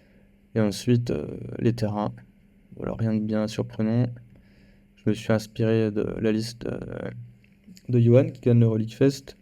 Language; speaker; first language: French; native; French